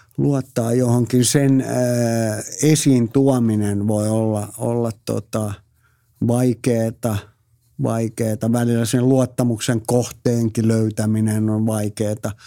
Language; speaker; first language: Finnish; native; Finnish